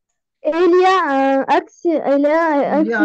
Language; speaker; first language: French; non-native, learner; Arabic